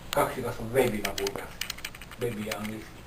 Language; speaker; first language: Bulgarian; non-native, learner; Finnish